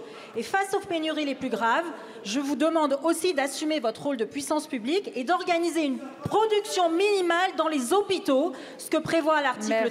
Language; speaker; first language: French; native; French